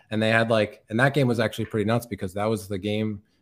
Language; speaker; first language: English; native; English